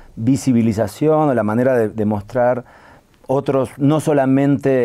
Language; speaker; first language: Spanish; native; Spanish